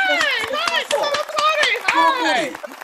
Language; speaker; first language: Japanese; non-native, learner; English